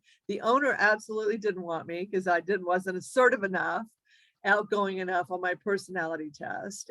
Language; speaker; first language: English; native; English